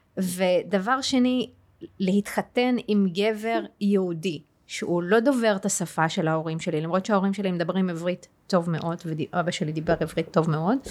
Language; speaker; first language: Hebrew; non-native, local second language; Arabic